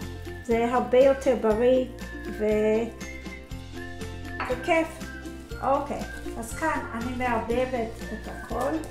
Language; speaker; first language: Hebrew; non-native, fluent; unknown